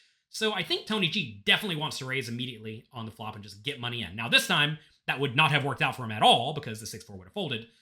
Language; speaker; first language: English; native; English